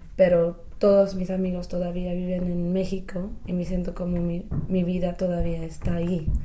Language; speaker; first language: Spanish; non-native, learner; English